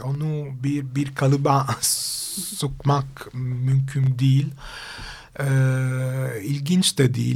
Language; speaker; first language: Turkish; non-native, fluent; Italian